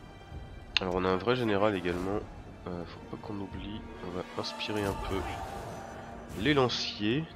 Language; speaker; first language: French; native; French